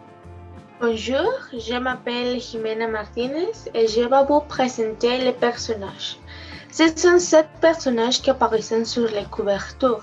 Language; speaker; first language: French; non-native, learner; Spanish